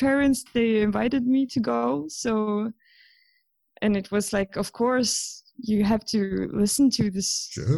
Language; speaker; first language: English; non-native, fluent; Swedish